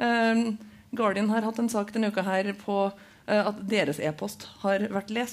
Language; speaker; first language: Norwegian; native; Norwegian